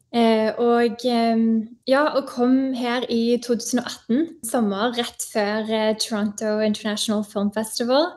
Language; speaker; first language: Norwegian; native; Norwegian